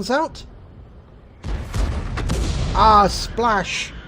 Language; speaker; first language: English; native; English